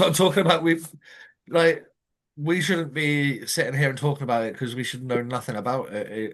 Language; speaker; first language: English; native; English